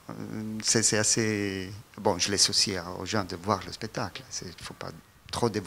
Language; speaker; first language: French; non-native, fluent; Italian